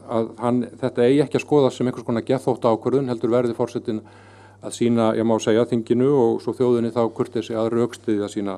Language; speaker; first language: Icelandic; native; Icelandic